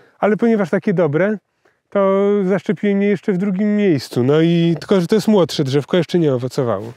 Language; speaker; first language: Polish; native; Polish